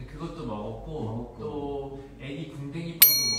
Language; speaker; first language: Korean; native; Korean